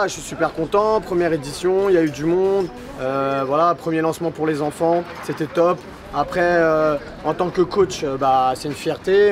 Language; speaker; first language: French; native; French